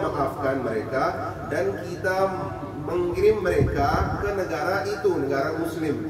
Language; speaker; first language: Indonesian; non-native, fluent; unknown